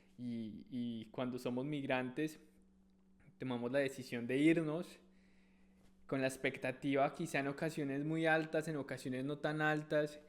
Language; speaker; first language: Spanish; native; Spanish